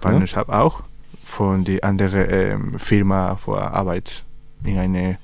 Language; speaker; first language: German; non-native, learner; Spanish